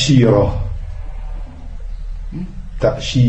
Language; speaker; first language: Arabic; non-native, fluent; French